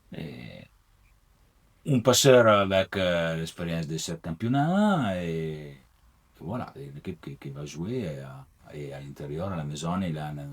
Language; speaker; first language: French; non-native, learner; Italian